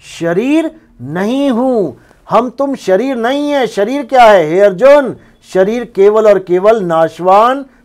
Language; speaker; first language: Hindi; non-native, local second language; Punjabi